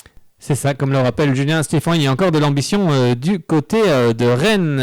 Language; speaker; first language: French; native; French